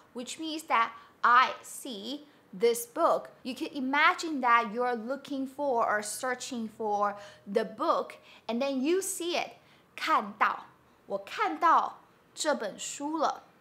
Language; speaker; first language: English; non-native, fluent; Chinese